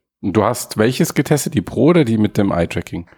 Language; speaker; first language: German; native; German